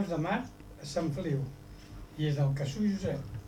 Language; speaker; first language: Catalan; native; Catalan